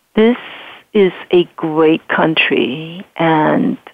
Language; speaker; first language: English; non-native, fluent; Chinese